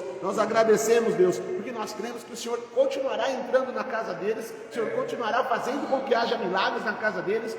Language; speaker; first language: Portuguese; native; Portuguese